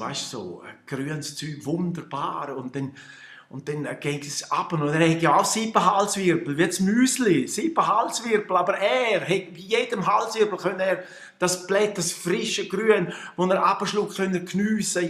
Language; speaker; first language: German; native; German